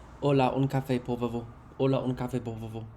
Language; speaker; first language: Spanish; non-native, learner; English